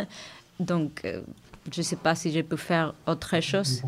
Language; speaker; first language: French; non-native, learner; Spanish